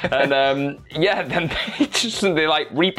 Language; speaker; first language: English; native; English